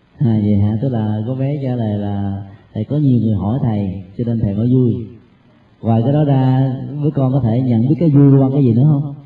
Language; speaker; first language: Vietnamese; native; Vietnamese